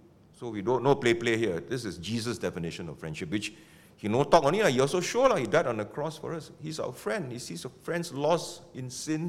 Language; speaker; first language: English; non-native, local second language; Min Nan Chinese